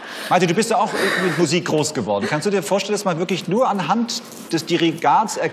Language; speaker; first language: German; native; German